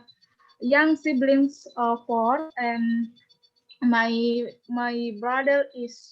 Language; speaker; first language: English; non-native, learner; Indonesian